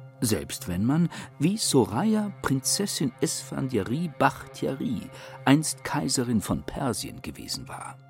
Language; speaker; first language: German; native; German